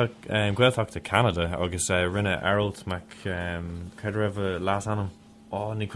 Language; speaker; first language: Irish; non-native, local second language; English